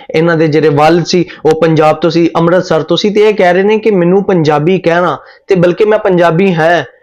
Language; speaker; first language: Punjabi; native; Punjabi